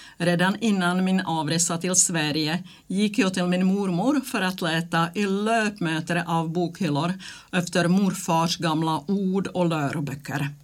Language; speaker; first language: Swedish; non-native, fluent; Czech